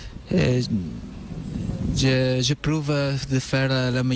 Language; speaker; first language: French; non-native, learner; Italian